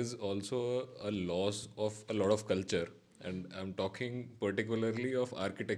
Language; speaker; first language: English; non-native, local second language; Hindi